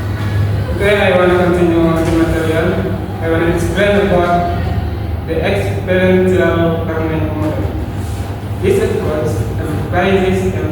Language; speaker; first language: English; non-native, learner; Indonesian